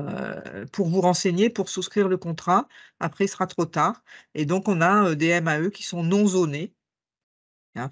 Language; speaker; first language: French; native; French